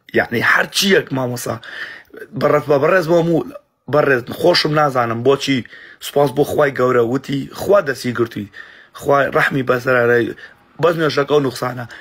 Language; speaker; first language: Central Kurdish; early bilingual, heritage; Central Kurdish